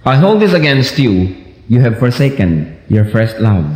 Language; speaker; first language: English; non-native, local second language; Filipino